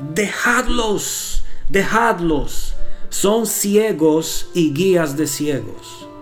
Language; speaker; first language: Spanish; non-native, fluent; Romanian